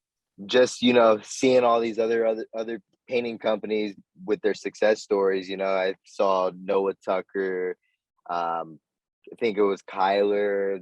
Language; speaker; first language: English; native; English